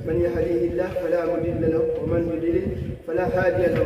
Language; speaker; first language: Arabic; non-native, learner; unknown